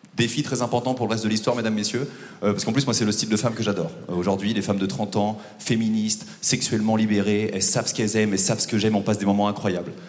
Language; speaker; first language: French; native; French